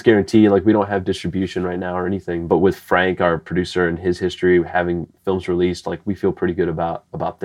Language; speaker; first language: English; native; English